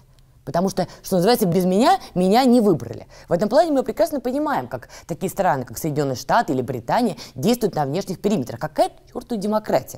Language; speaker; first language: Russian; native; Russian